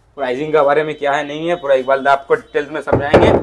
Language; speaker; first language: Hindi; non-native, local second language; Bangla